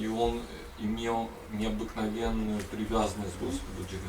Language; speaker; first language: Russian; native; Russian